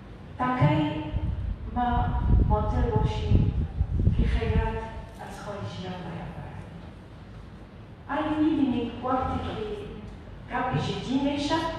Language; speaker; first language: Persian; non-native, learner; Arabic